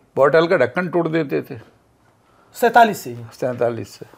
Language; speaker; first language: Hindi; native; Hindi